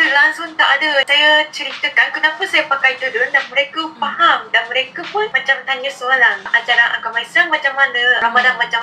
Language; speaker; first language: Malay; non-native, fluent; Japanese